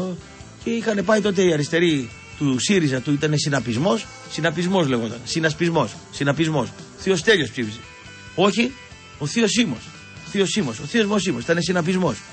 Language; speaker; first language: Greek; native; Greek